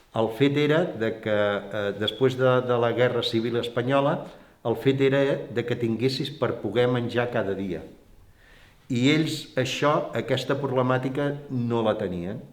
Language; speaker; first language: Catalan; non-native, local second language; Spanish